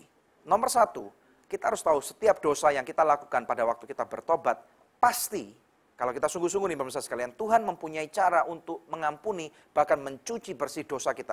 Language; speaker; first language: Indonesian; native; Indonesian